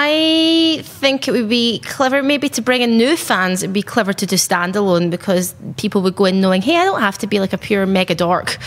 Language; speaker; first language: English; native; English